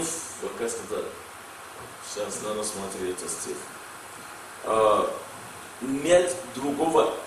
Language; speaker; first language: Russian; non-native, learner; English